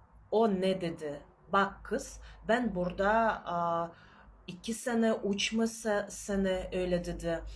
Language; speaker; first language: Turkish; non-native, learner; Russian